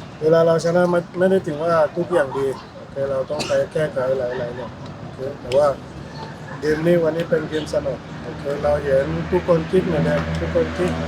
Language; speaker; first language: Thai; non-native, learner; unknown